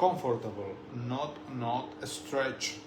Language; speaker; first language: English; non-native, learner; Spanish